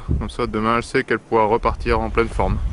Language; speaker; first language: French; native; French